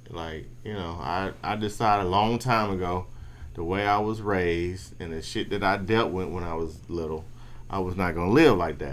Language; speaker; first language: English; native; English